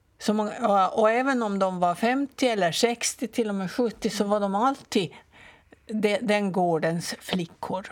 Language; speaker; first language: Swedish; native; Swedish